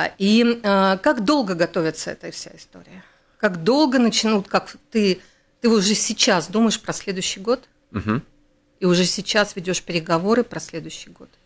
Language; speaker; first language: Russian; native; Russian